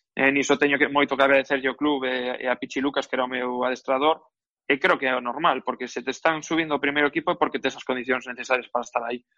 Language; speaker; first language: Galician; native; Galician